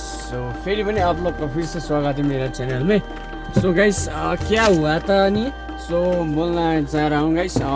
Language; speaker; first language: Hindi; non-native, local second language; Nepali